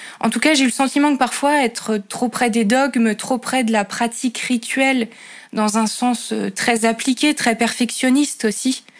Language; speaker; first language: French; native; French